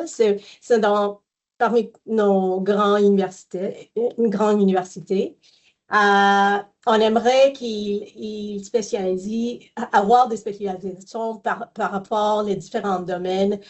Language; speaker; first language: French; non-native, fluent; English